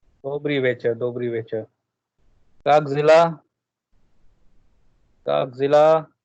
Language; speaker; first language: Russian; non-native, fluent; Hindi